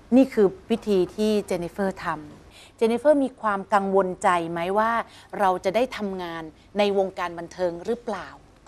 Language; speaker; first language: Thai; native; Thai